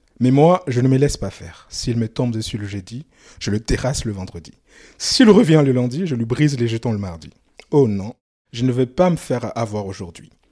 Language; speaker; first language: French; non-native, local second language; Soninke